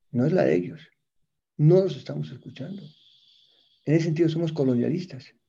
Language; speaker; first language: Spanish; early bilingual, other home language; English